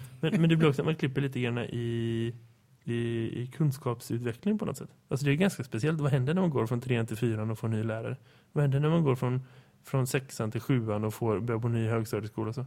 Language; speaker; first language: Swedish; native; Swedish